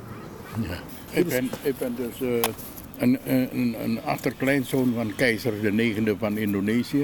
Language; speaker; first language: Dutch; non-native, fluent; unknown